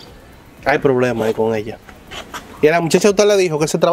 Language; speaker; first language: Spanish; native; Spanish